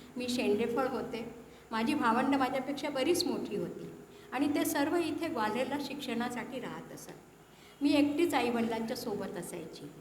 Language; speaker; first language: Marathi; early bilingual, heritage; Marathi